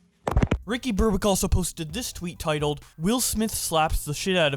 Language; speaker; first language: English; native; English